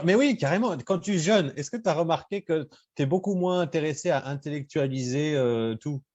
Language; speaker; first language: French; native; French